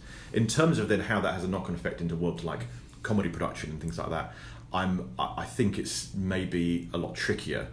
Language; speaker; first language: English; native; English